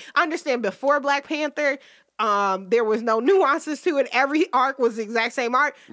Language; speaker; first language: English; native; English